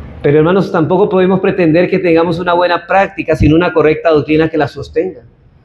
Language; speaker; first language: Spanish; native; Spanish